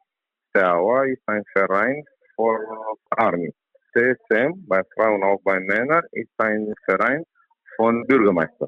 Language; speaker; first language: German; non-native, learner; Romanian